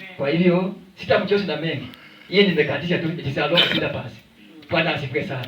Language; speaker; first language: Swahili; non-native, local second language; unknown